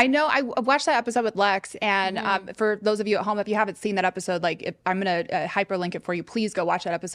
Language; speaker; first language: English; native; English